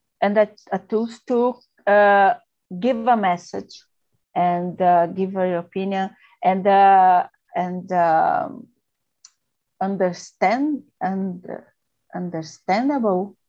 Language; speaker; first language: English; non-native, learner; Portuguese